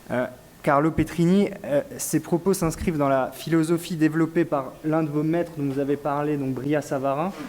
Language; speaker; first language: French; native; French